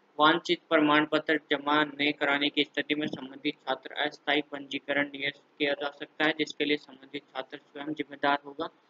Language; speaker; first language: Hindi; native; Hindi